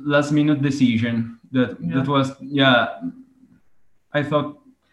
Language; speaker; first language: English; non-native, fluent; Italian